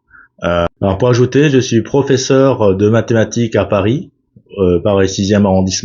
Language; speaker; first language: French; early bilingual, other home language; Korean